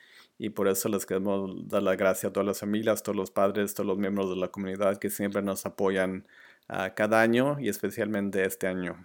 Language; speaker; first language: Spanish; early bilingual, other home language; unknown